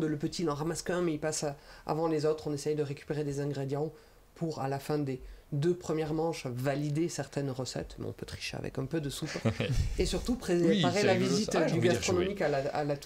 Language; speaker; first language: French; native; French